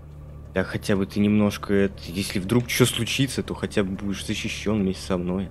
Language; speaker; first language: Russian; native; Russian